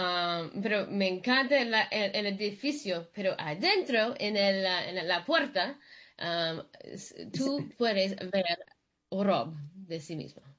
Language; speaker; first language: Spanish; early bilingual, heritage; Spanish